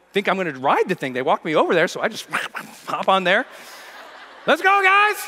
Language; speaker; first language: English; native; English